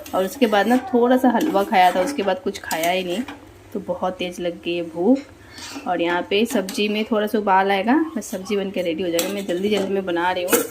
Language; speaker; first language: Hindi; native; Hindi